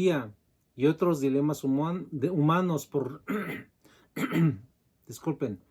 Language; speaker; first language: Spanish; native; Spanish